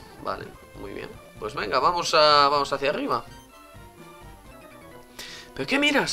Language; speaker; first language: Spanish; native; Spanish